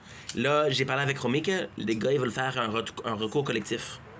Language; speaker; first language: French; native; French